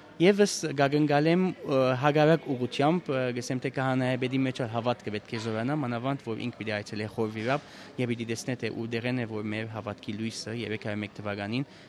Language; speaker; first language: Armenian; native; Armenian